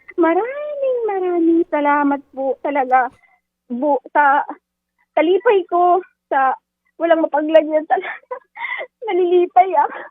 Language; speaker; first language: Filipino; non-native, local second language; Waray